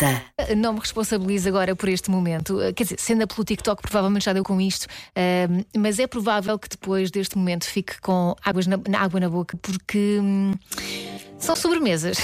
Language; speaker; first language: Portuguese; native; Portuguese